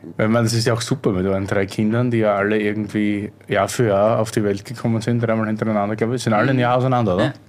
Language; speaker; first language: German; native; German